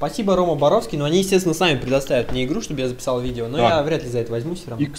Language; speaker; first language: Russian; native; Russian